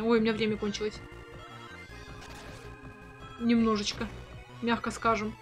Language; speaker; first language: Russian; native; Russian